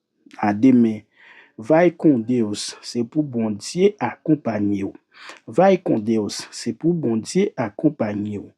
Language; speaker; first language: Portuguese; non-native, learner; Haitian Creole